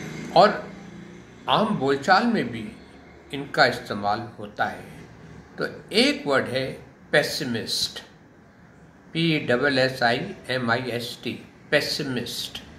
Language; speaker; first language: Hindi; native; Hindi